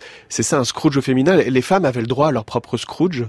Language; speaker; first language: French; native; French